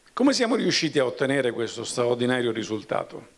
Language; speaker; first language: Italian; native; Italian